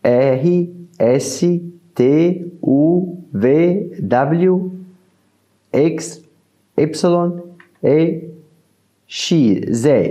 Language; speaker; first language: French; non-native, fluent; Portuguese